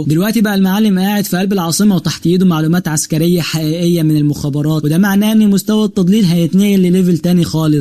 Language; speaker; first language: Arabic; native; Arabic